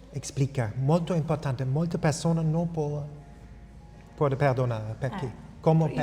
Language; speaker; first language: Italian; non-native, fluent; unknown